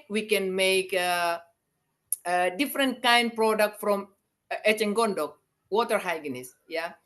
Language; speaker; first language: English; non-native, learner; Indonesian